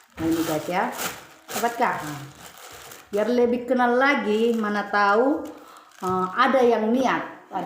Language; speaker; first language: Indonesian; non-native, local second language; Batak Toba